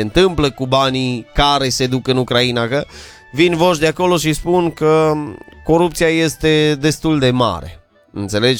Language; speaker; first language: Romanian; native; Romanian